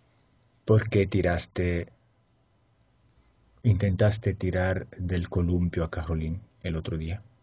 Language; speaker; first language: Spanish; non-native, fluent; Italian